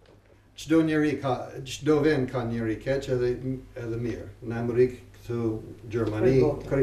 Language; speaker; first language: Albanian; non-native, learner; English